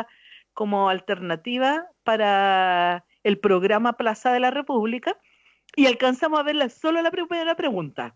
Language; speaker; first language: Spanish; native; Spanish